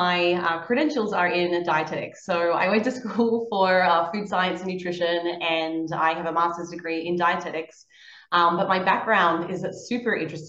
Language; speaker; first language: English; native; English